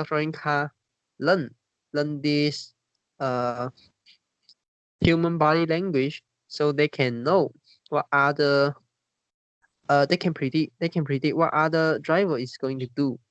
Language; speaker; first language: English; non-native, learner; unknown